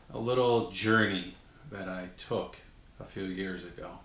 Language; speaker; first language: English; native; English